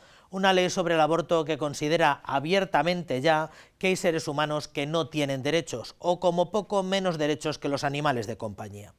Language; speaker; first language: Spanish; native; Spanish